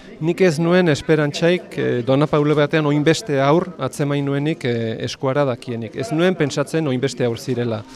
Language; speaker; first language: Basque; native; Basque